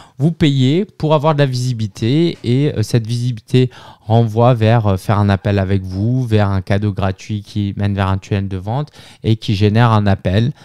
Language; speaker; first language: French; native; French